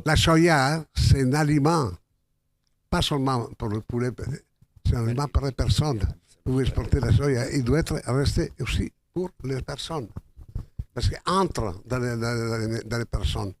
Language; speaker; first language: French; non-native, fluent; Spanish